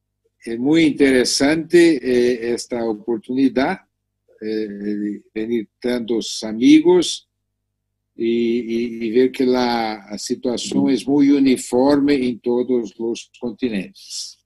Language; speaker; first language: Spanish; non-native, learner; Portuguese